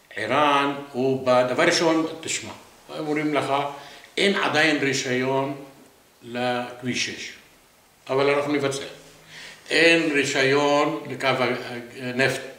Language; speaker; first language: Hebrew; non-native, local second language; Arabic